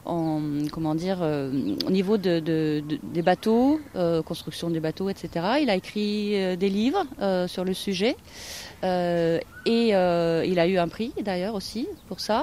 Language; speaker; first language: French; non-native, fluent; Norwegian